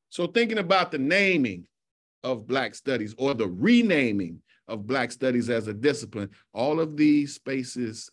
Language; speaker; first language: English; native; English